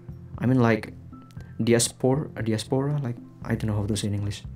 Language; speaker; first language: English; non-native, learner; Indonesian